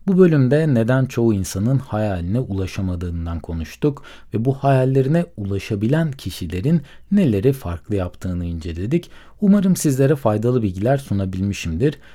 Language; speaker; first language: Turkish; native; Turkish